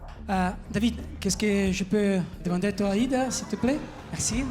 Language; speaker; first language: French; non-native, fluent; Italian